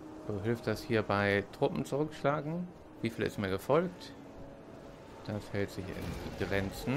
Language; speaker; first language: German; native; German